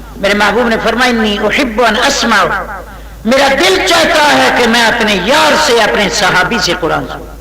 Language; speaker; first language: Urdu; non-native, local second language; Saraiki